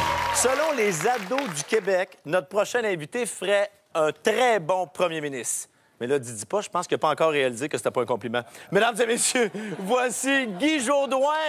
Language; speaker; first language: French; native; French